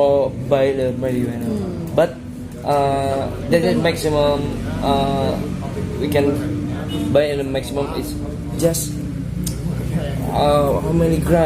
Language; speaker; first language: English; non-native, learner; Indonesian